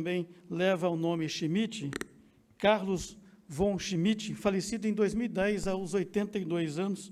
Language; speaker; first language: Portuguese; native; Portuguese